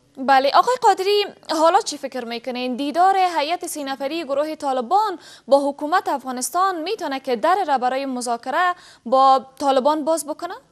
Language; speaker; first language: Persian; native; Persian